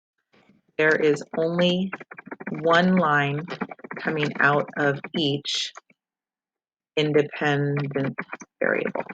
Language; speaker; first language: English; native; English